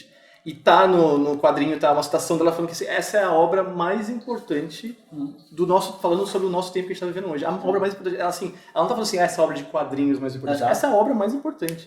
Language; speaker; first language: Portuguese; native; Portuguese